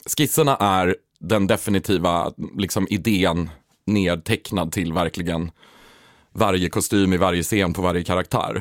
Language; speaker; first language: Swedish; native; Swedish